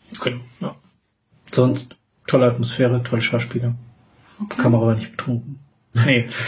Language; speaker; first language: German; native; German